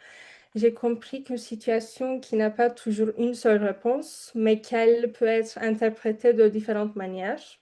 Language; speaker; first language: French; non-native, fluent; Turkish